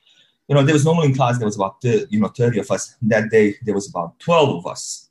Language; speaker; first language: English; non-native, fluent; Bosnian